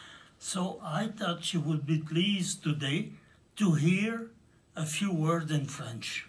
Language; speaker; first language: English; non-native, fluent; French